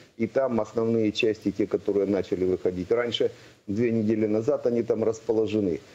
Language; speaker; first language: Russian; native; Russian